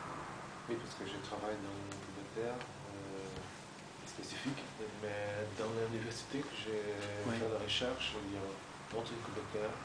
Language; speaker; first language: French; non-native, learner; Portuguese